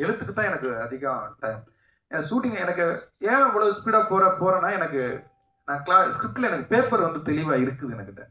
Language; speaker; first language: Tamil; native; Tamil